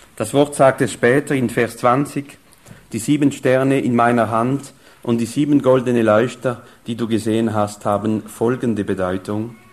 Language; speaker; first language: German; non-native, fluent; French